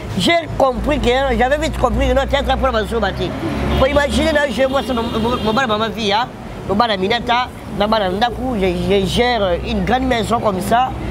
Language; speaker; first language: French; non-native, local second language; Lingala